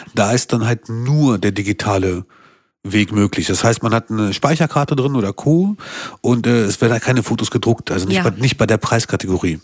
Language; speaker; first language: German; early bilingual, other home language; Albanian